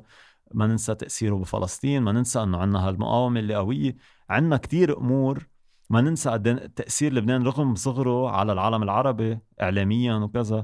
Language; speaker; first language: Arabic; native; Arabic